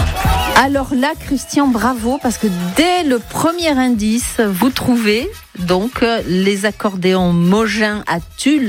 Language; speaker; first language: French; native; French